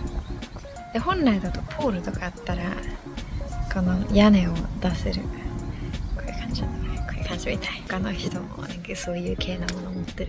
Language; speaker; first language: Japanese; non-native, fluent; English